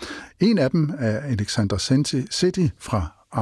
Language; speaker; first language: Danish; native; Danish